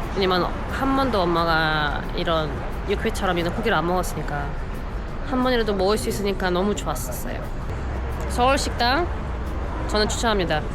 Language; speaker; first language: Korean; non-native, fluent; Ukrainian